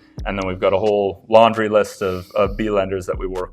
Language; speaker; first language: English; native; English